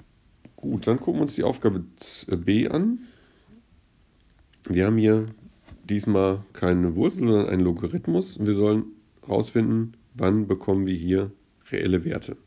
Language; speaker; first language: German; native; German